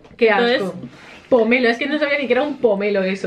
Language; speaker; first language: Spanish; native; Spanish